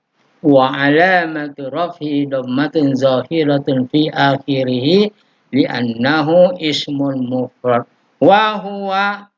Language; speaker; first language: Arabic; non-native, fluent; Indonesian